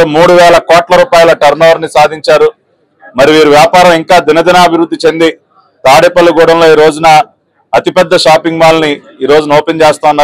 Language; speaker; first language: Telugu; native; Telugu